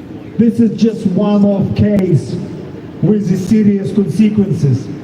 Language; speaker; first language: English; non-native, fluent; Ukrainian